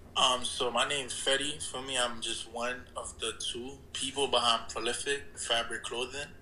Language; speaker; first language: English; early bilingual, other home language; Haitian Creole